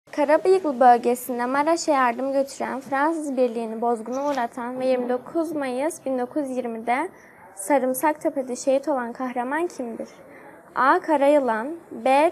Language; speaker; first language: Turkish; native; Turkish